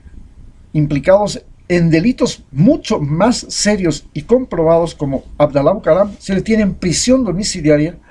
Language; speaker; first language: Spanish; native; Spanish